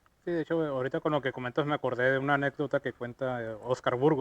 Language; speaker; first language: Spanish; native; Spanish